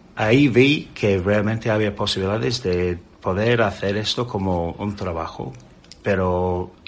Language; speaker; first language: Spanish; non-native, fluent; English